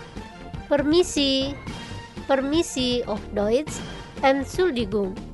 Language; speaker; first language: German; non-native, fluent; Indonesian